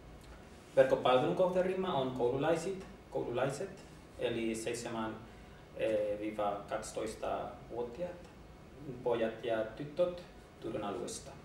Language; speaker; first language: Finnish; non-native, learner; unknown